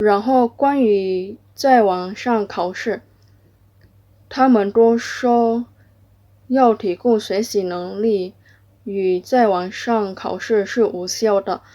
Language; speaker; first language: Chinese; non-native, learner; Indonesian